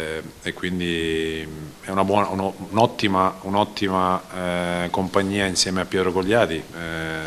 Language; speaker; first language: Italian; native; Italian